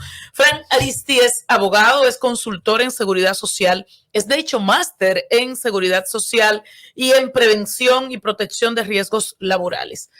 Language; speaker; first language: Spanish; native; Spanish